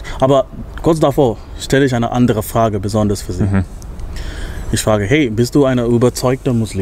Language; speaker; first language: German; non-native, fluent; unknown